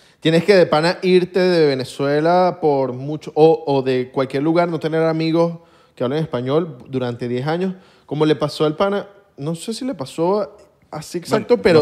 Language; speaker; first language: Spanish; native; Spanish